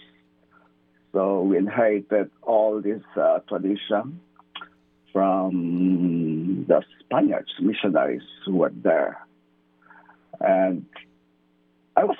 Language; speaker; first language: English; non-native, local second language; Filipino